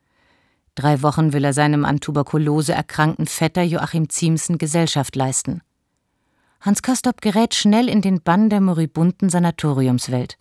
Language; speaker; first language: German; native; German